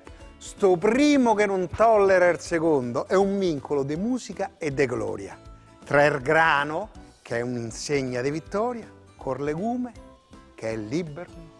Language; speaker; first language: Italian; native; Italian